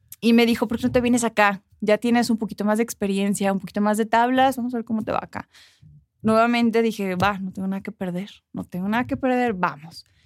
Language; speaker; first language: Spanish; early bilingual, heritage; Spanish